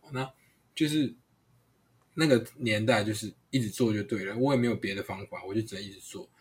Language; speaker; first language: Chinese; non-native, local second language; Hakka Chinese